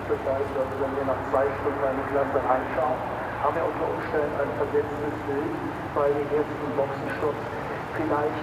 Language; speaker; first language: German; native; German